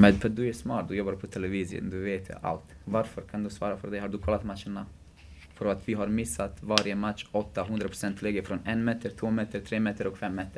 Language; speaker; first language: Swedish; non-native, fluent; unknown